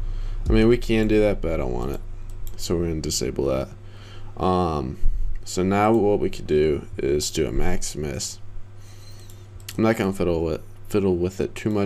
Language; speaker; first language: English; native; English